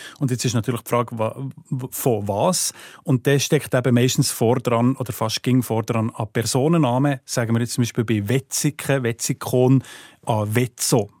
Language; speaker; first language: German; native; German